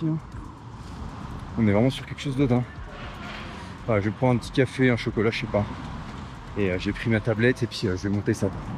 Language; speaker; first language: French; native; French